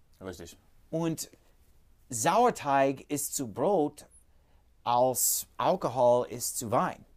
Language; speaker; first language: German; non-native, fluent; English